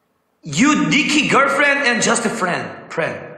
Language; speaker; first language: English; non-native, learner; Thai